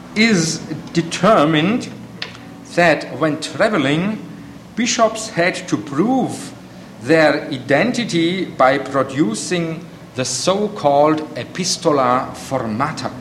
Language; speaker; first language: English; non-native, fluent; German